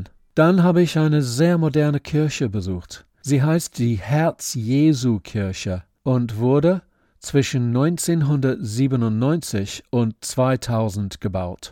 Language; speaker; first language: German; non-native, fluent; English